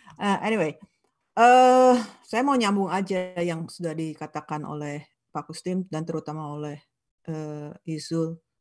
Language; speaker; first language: Indonesian; non-native, local second language; Sundanese